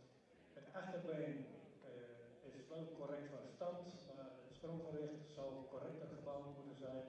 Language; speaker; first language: Dutch; native; Dutch